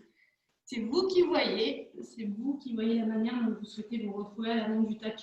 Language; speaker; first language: French; native; French